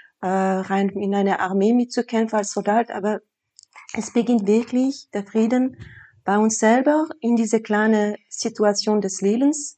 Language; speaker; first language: German; non-native, fluent; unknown